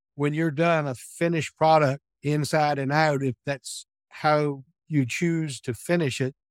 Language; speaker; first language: English; native; English